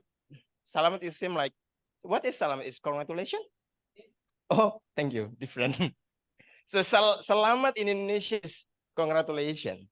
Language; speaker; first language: English; non-native, learner; Indonesian